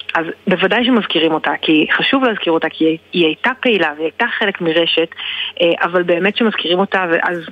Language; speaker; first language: Hebrew; native; Hebrew